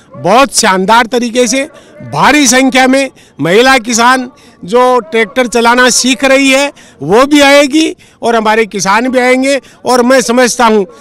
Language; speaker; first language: Hindi; native; Hindi